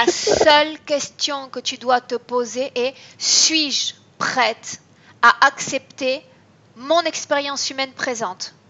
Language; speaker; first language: French; native; French